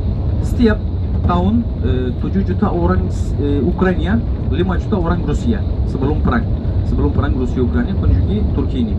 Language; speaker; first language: Indonesian; non-native, fluent; Turkish